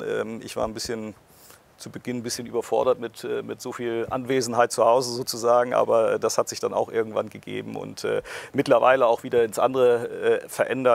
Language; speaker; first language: German; native; German